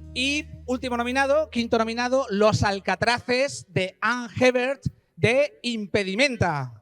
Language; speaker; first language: Spanish; native; Spanish